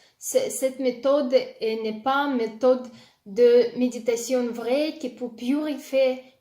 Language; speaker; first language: French; non-native, learner; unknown